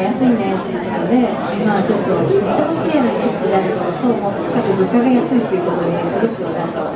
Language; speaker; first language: Japanese; native; Japanese